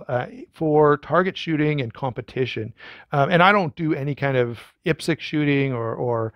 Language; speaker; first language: English; native; English